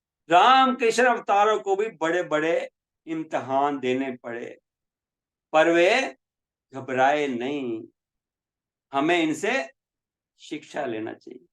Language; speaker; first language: Hindi; native; Hindi